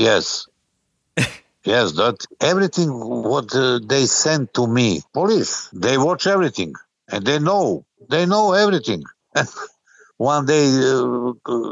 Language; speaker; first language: English; non-native, learner; Serbian